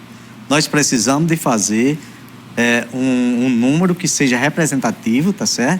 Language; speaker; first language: Portuguese; native; Portuguese